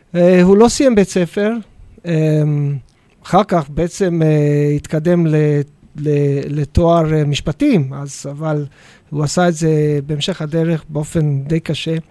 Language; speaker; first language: Hebrew; non-native, fluent; English